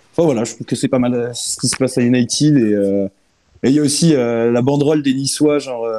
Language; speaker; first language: French; native; French